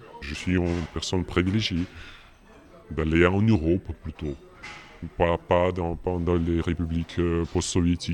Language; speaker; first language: French; non-native, fluent; Russian